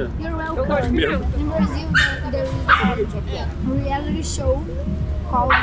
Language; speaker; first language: English; non-native, fluent; Portuguese